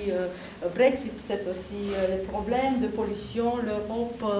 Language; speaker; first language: French; non-native, fluent; Italian